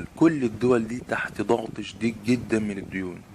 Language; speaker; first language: Arabic; native; Arabic